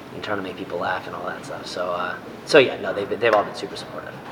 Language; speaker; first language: English; native; English